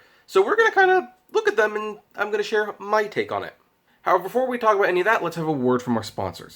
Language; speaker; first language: English; native; English